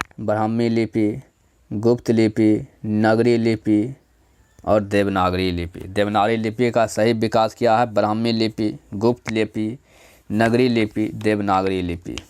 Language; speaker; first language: Hindi; native; Hindi